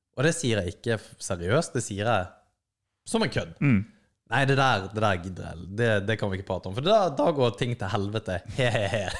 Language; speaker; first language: Norwegian; native; Norwegian